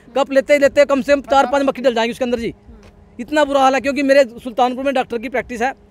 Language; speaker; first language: Hindi; native; Hindi